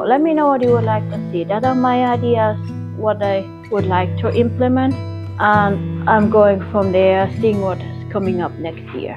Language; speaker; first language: English; non-native, fluent; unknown